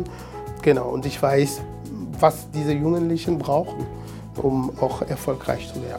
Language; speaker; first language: German; non-native, fluent; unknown